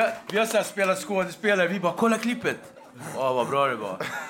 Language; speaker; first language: Swedish; native; Swedish